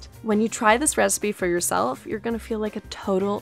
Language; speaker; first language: English; native; English